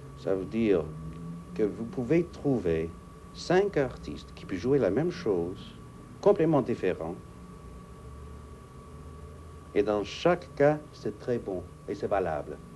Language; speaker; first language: French; non-native, fluent; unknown